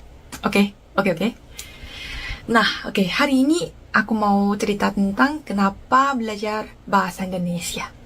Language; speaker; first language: Indonesian; non-native, fluent; Korean